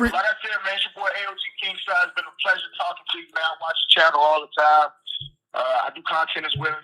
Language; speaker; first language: English; native; English